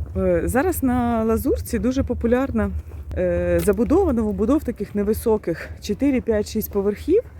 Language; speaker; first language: Ukrainian; native; Ukrainian